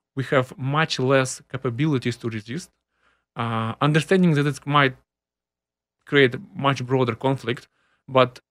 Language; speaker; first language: English; non-native, fluent; Ukrainian